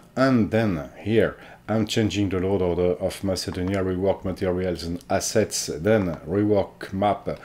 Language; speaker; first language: English; non-native, fluent; French